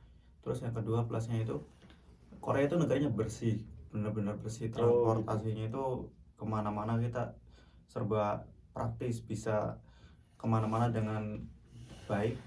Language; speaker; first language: Indonesian; native; Indonesian